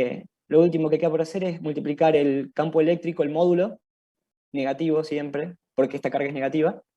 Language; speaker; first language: Spanish; native; Spanish